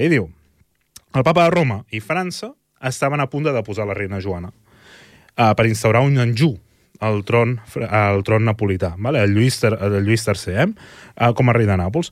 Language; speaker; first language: Catalan; native; Catalan